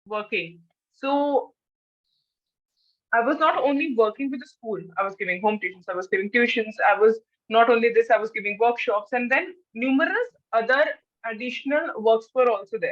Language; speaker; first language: English; non-native, local second language; Hindi